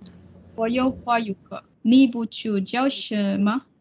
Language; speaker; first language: Chinese; non-native, learner; Malay